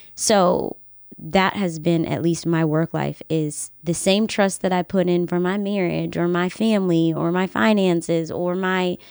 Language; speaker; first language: English; native; English